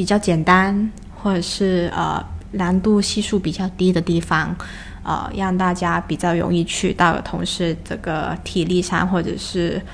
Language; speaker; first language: Chinese; non-native, local second language; Cantonese